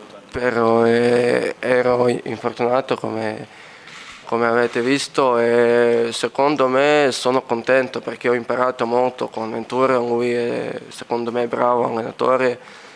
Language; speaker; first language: Italian; non-native, learner; Serbian